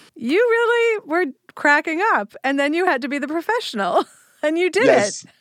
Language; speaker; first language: English; native; English